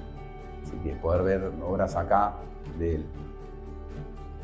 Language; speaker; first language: Spanish; native; Spanish